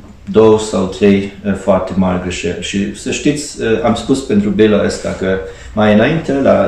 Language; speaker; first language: Romanian; non-native, fluent; Hungarian